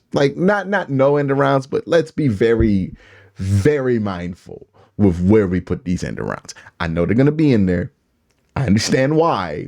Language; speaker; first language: English; native; English